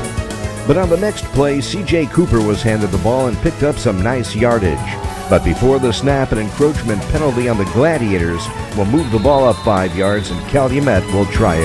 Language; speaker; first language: English; native; English